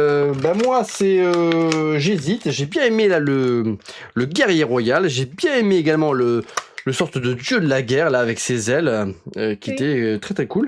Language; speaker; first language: French; native; French